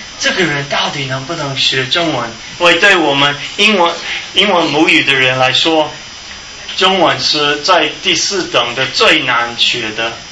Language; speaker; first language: Chinese; non-native, fluent; English